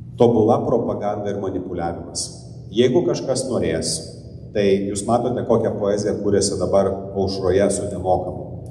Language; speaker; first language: Lithuanian; non-native, local second language; Polish